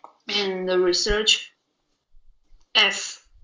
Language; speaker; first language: English; non-native, learner; Chinese